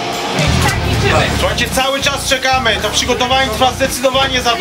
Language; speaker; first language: Polish; native; Polish